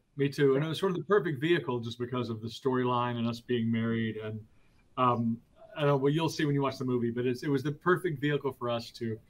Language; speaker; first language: English; native; English